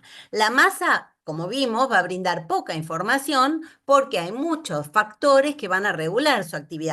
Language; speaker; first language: Spanish; native; Spanish